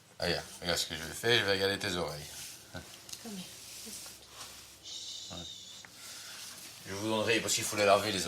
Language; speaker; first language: French; native; French